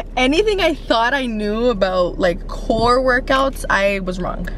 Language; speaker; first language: English; early bilingual, other home language; Spanish